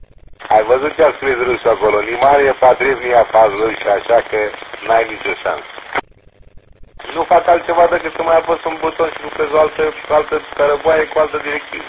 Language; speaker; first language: Romanian; native; Romanian